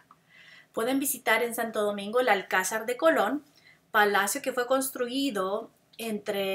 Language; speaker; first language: Spanish; non-native, fluent; English